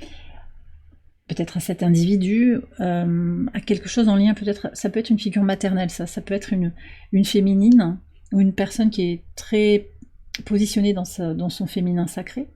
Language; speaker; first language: French; native; French